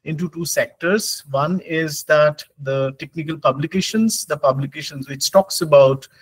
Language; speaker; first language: English; non-native, local second language; Bangla